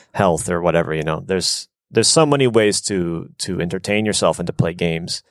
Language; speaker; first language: English; native; English